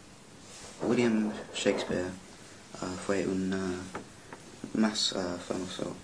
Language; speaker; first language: Spanish; non-native, learner; English